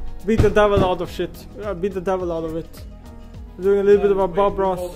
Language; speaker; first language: English; non-native, fluent; Slovenian